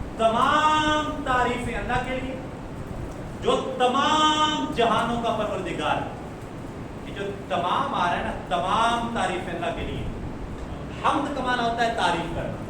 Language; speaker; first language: Urdu; non-native, local second language; Punjabi